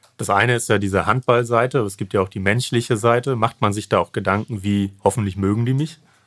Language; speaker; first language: German; native; German